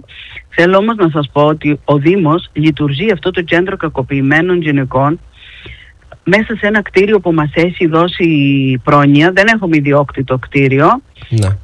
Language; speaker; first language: Greek; native; Greek